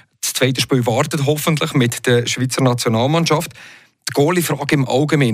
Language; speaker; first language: German; native; German